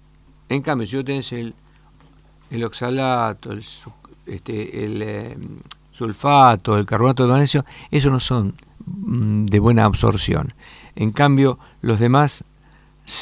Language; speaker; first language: Spanish; native; Spanish